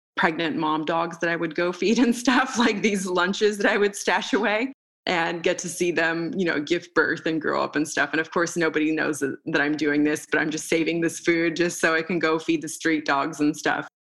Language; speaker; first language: English; early bilingual, other home language; Romanian